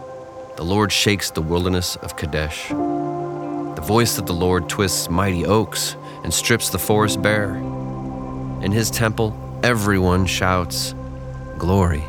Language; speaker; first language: English; native; English